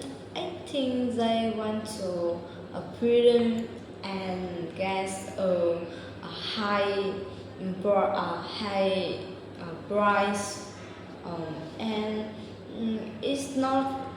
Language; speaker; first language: English; non-native, learner; Vietnamese